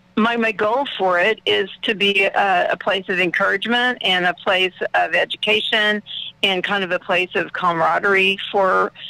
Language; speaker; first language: English; native; English